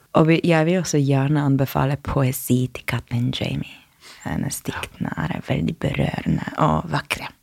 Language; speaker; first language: Norwegian; non-native, fluent; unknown